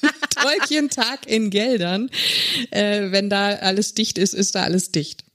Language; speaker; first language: German; native; German